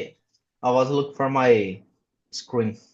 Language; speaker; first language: English; non-native, learner; Portuguese